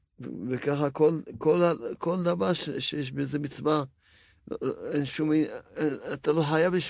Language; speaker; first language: Hebrew; non-native, fluent; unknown